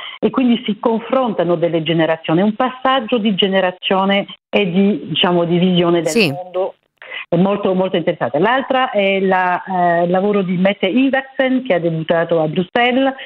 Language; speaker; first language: Italian; non-native, fluent; French